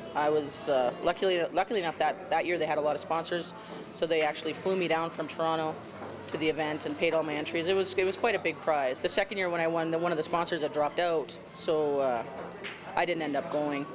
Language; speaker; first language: English; native; English